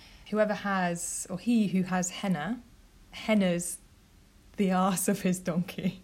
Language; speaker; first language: English; native; English